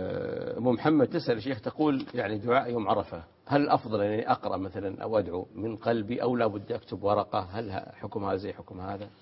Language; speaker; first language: Arabic; native; Arabic